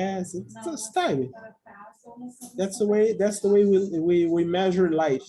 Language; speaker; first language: English; non-native, fluent; Portuguese